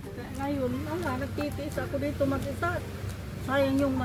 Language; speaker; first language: Filipino; non-native, local second language; Bikol